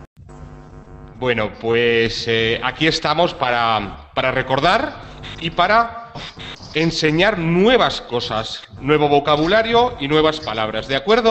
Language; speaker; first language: Spanish; native; Spanish